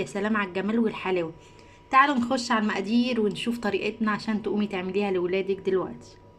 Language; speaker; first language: Arabic; native; Arabic